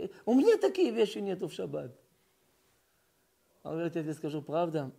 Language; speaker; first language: Russian; early bilingual, heritage; Russian